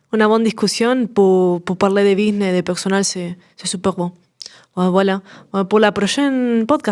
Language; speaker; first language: French; non-native, learner; Spanish